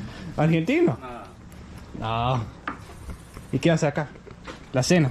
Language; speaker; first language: Spanish; non-native, learner; Danish